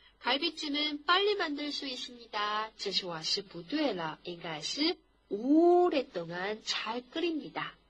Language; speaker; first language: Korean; non-native, fluent; Chinese